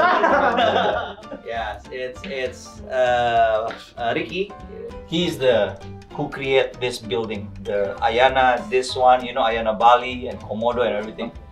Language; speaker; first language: English; non-native, learner; Indonesian